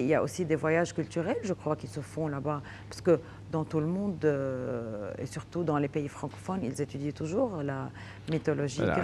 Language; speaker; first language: French; non-native, local second language; Arabic